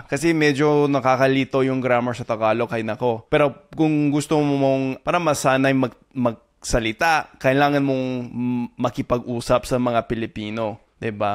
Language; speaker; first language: Filipino; non-native, fluent; English